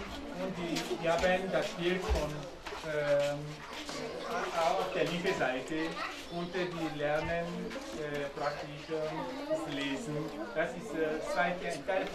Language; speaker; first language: German; non-native, fluent; Ewe